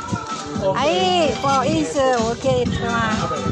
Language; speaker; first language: Chinese; non-native, learner; Indonesian